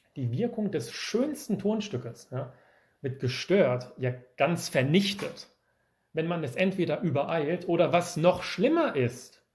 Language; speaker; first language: English; non-native, fluent; German